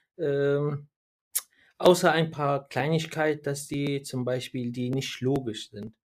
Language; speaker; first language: German; non-native, learner; Arabic